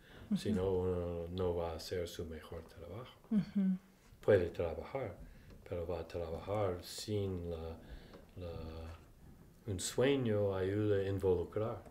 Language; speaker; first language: Spanish; non-native, fluent; English